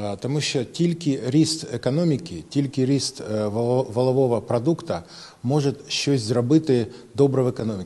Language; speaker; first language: Ukrainian; non-native, local second language; Russian